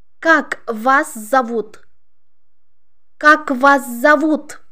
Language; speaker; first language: Russian; non-native, local second language; Uzbek